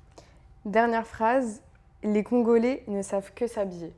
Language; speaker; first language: French; early bilingual, other home language; Arabic